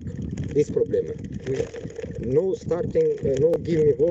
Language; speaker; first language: English; non-native, learner; Bashkir